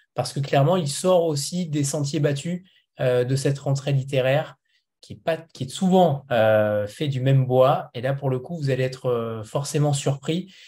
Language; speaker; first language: French; native; French